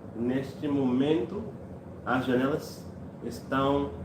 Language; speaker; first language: Portuguese; non-native, learner; English